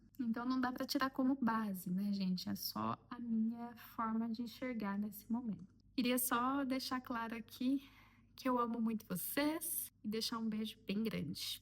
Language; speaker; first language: Portuguese; native; Portuguese